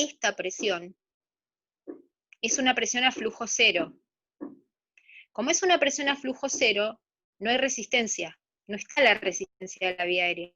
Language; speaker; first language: Spanish; native; Spanish